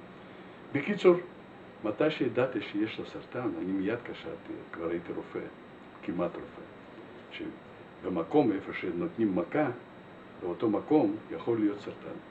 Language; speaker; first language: Hebrew; non-native, fluent; Russian